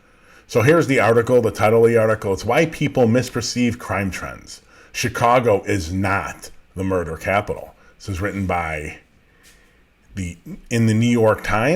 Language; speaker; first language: English; native; English